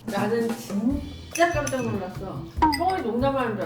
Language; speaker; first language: Korean; native; Korean